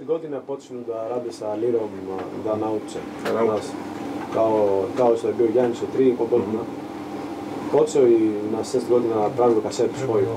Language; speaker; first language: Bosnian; non-native, learner; Greek